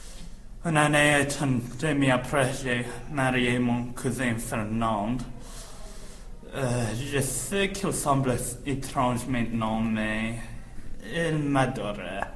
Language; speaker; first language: French; non-native, learner; English